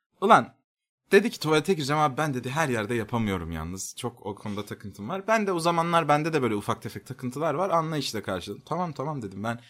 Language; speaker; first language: Turkish; native; Turkish